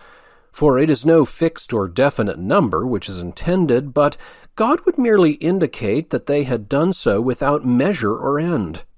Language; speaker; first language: English; native; English